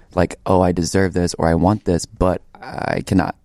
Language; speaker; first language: English; native; English